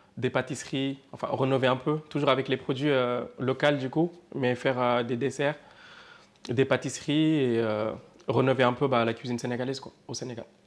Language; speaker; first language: French; non-native, local second language; Fula